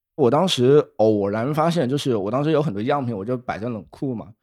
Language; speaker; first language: Chinese; native; Chinese